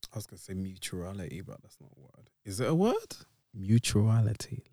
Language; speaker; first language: English; native; English